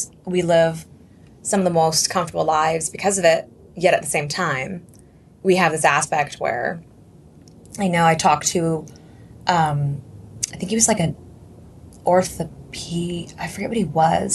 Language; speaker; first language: English; native; English